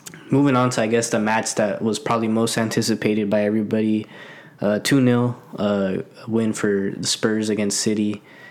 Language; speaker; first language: English; early bilingual, other home language; Spanish